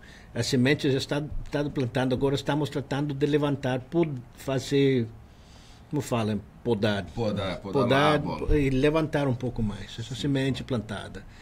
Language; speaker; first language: Portuguese; non-native, learner; Spanish